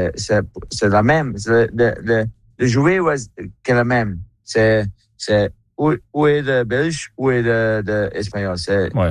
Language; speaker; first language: French; non-native, learner; Dutch